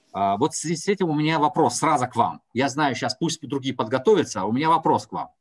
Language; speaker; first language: Russian; non-native, local second language; Tajik